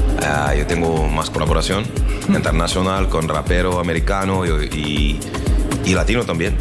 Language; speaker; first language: Spanish; non-native, learner; French